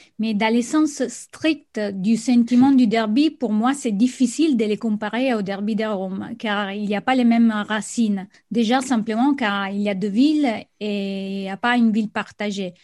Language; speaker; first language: French; non-native, fluent; Italian